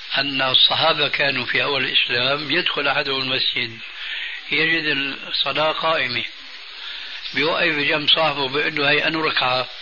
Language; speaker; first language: Arabic; early bilingual, other home language; Albanian